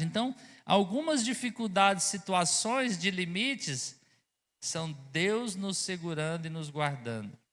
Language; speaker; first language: Portuguese; native; Portuguese